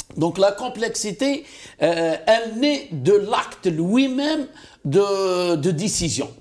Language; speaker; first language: French; non-native, local second language; Arabic